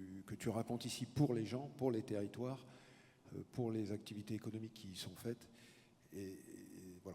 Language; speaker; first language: French; native; French